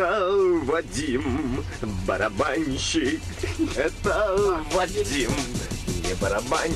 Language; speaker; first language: Russian; native; Russian